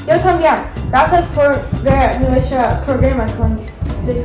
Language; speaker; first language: Spanish; non-native, learner; English